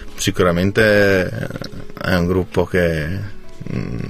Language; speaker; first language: Italian; native; Italian